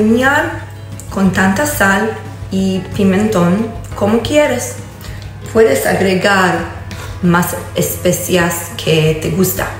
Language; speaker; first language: Spanish; non-native, learner; Hebrew